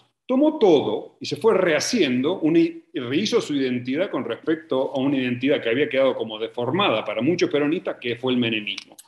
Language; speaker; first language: Spanish; native; Spanish